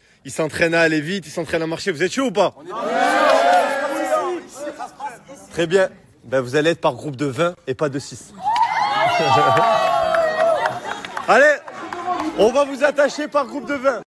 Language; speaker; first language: French; native; French